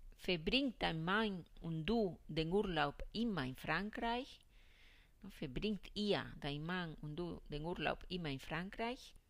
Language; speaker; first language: German; non-native, fluent; Spanish